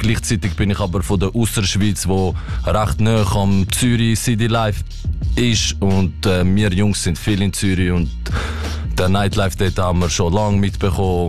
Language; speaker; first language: German; native; German